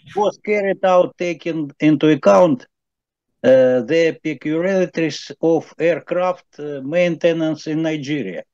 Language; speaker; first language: English; non-native, learner; Ukrainian